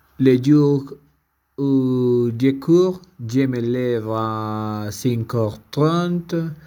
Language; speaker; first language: French; non-native, learner; Spanish